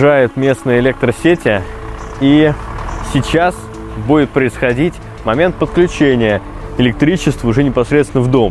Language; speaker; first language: Russian; native; Russian